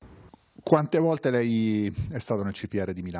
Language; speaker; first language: Italian; native; Italian